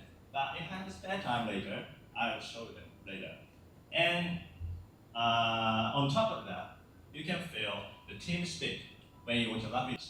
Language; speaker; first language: English; non-native, learner; Japanese